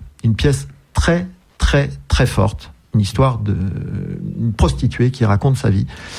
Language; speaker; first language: French; native; French